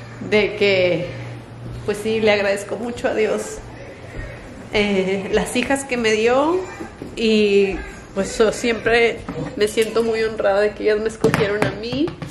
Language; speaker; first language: Spanish; native; Spanish